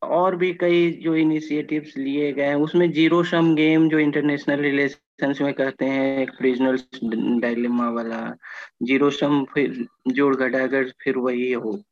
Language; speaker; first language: Hindi; native; Hindi